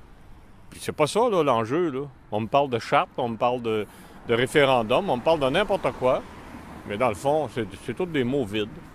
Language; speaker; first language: French; native; French